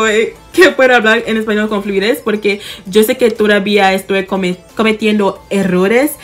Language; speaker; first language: Spanish; non-native, fluent; English